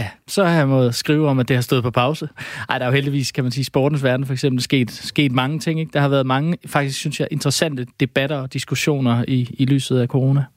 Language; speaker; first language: Danish; native; Danish